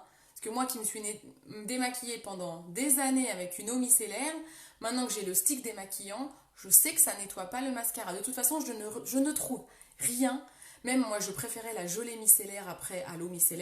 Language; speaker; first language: French; native; French